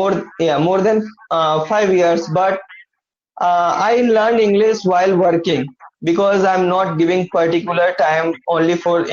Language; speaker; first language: English; non-native, learner; Hindi